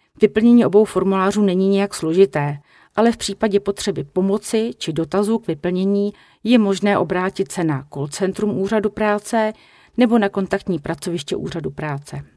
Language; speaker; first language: Czech; native; Czech